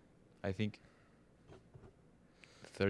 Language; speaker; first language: English; non-native, learner; Spanish